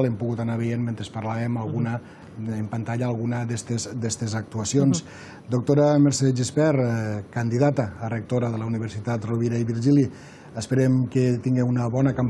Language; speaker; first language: Catalan; native; Catalan